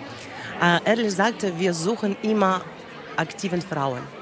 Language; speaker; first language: German; non-native, learner; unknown